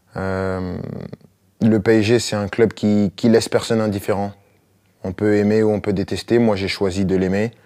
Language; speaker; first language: French; native; French